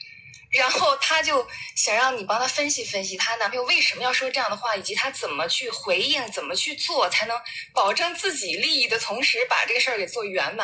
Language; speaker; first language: Chinese; native; Chinese